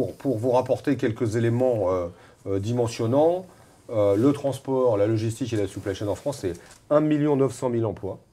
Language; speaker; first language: French; native; French